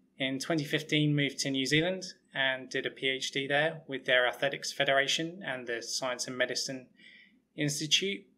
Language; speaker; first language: English; native; English